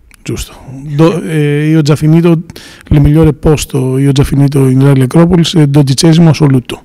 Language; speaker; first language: Italian; non-native, learner; Greek